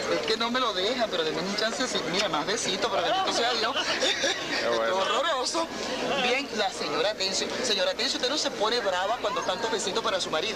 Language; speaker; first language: Spanish; native; Spanish